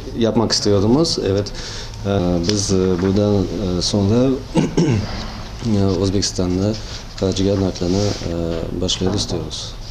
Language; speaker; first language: Turkish; non-native, learner; Uzbek